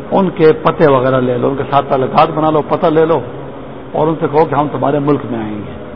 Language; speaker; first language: Urdu; non-native, local second language; Pashto